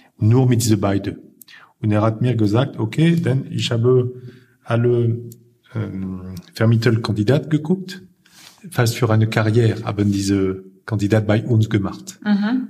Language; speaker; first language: German; non-native, fluent; French